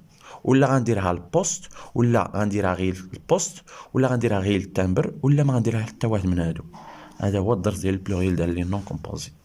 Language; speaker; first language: Arabic; native; Arabic